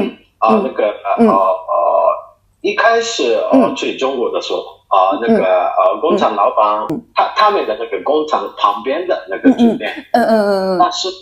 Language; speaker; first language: Chinese; non-native, fluent; Japanese